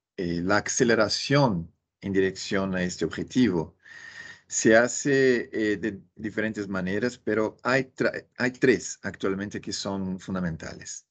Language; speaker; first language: Spanish; non-native, fluent; Portuguese